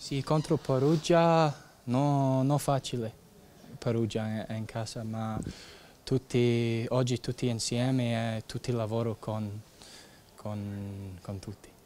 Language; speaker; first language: Italian; non-native, learner; English